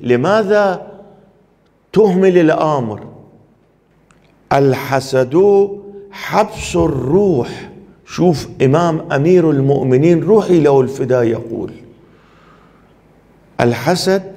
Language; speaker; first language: Arabic; non-native, fluent; Persian